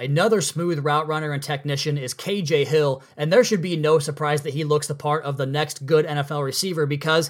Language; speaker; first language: English; native; English